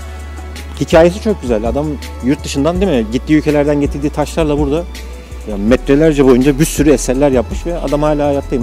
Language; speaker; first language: Turkish; native; Turkish